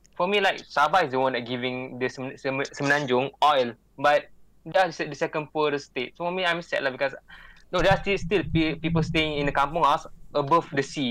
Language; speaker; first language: English; non-native, local second language; Malay